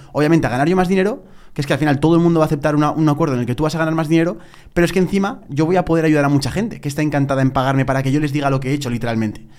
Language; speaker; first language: Spanish; native; Spanish